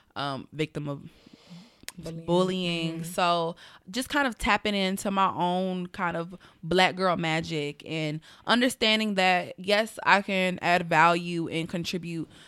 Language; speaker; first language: English; native; English